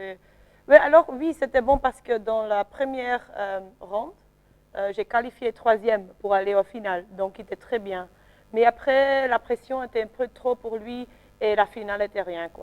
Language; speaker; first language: French; non-native, local second language; Dutch